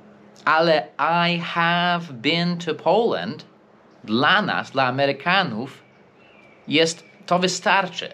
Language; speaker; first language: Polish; non-native, fluent; English